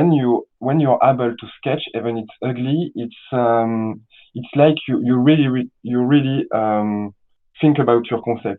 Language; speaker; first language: English; non-native, learner; French